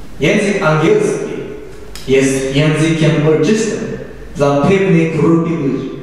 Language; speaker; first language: Polish; non-native, learner; Japanese